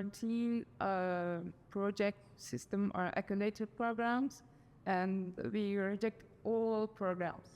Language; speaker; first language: English; non-native, learner; Turkish